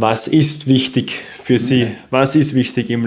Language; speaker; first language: German; native; German